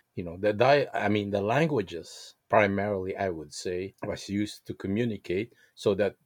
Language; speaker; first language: English; non-native, local second language; Filipino